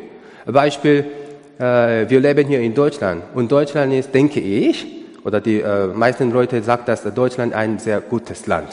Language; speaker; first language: German; non-native, learner; Korean